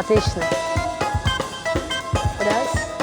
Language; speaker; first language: Russian; native; Russian